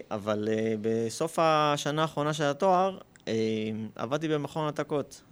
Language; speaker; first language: Hebrew; early bilingual, other home language; Russian